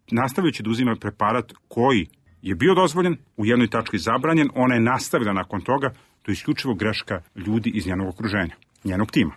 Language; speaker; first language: Serbian; native; Serbian